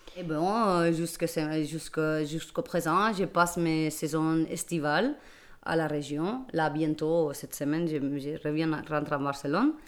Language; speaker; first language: French; non-native, fluent; Spanish